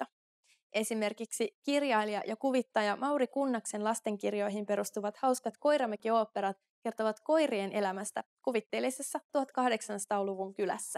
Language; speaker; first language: Finnish; native; Finnish